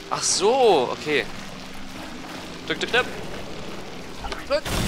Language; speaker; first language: German; native; German